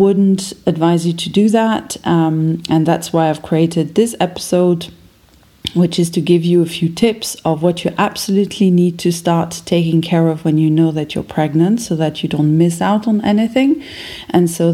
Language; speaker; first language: English; non-native, fluent; French